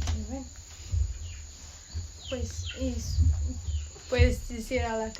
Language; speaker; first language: Spanish; non-native, learner; English